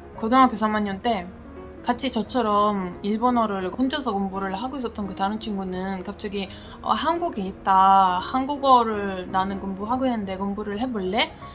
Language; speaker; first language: Korean; non-native, fluent; Italian